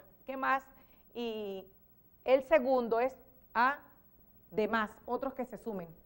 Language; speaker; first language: Spanish; native; Spanish